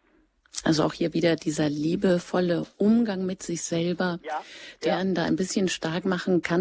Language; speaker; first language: German; native; German